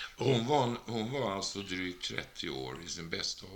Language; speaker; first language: Swedish; native; Swedish